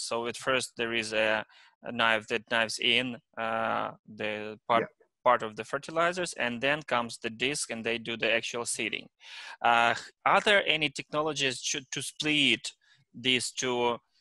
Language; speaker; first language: English; non-native, fluent; Ukrainian